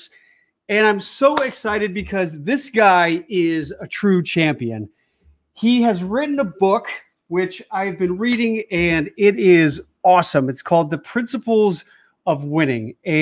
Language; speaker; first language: English; native; English